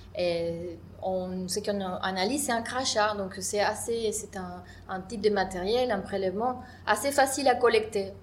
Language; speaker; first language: French; non-native, fluent; Spanish